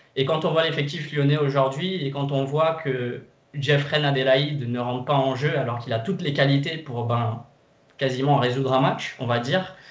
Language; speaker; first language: French; non-native, fluent; Portuguese